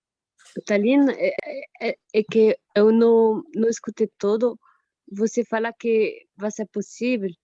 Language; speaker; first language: Portuguese; non-native, fluent; French